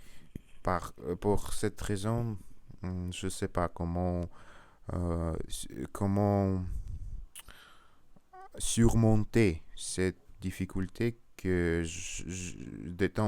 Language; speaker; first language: French; non-native, learner; Russian